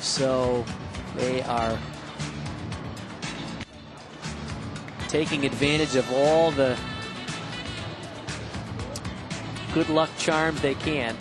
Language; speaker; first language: English; native; English